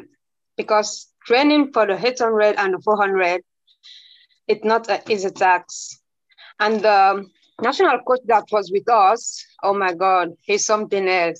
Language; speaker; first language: English; non-native, local second language; Krio